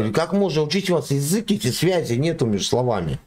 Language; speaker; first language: Russian; native; Russian